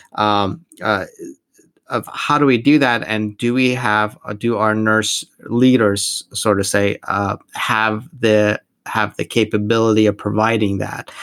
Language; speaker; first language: English; non-native, fluent; Persian